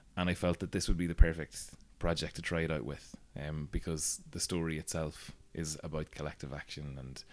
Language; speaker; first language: English; native; English